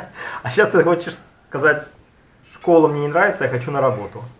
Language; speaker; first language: Russian; native; Russian